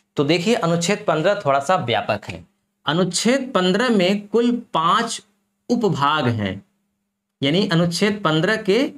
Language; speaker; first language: Hindi; native; Hindi